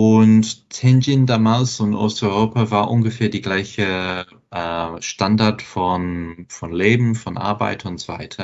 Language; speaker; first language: German; non-native, fluent; English